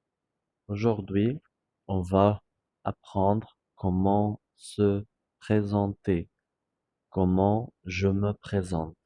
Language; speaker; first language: French; non-native, fluent; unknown